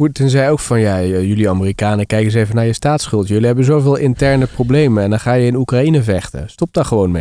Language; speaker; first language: Dutch; native; Dutch